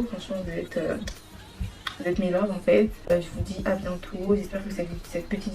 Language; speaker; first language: French; native; French